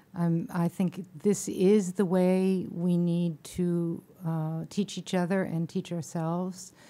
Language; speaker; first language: English; native; English